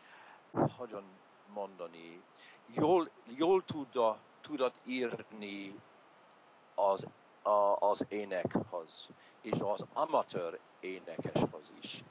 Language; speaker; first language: Hungarian; non-native, learner; English